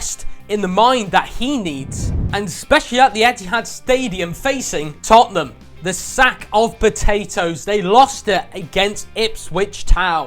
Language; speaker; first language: English; native; English